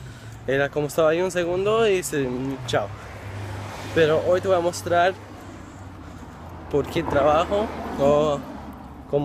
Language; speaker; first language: Spanish; early bilingual, other home language; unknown